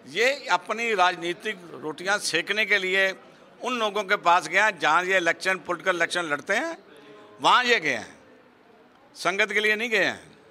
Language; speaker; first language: Hindi; non-native, local second language; Punjabi